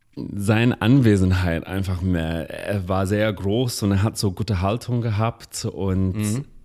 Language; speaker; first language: German; non-native, fluent; English